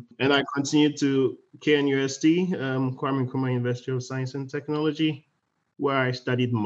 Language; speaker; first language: English; non-native, local second language; Akan